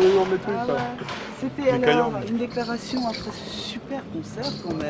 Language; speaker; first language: French; native; French